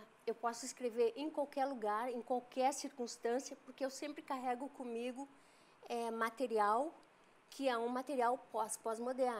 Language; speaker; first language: Portuguese; native; Portuguese